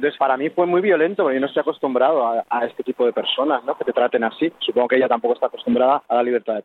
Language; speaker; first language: Spanish; native; Spanish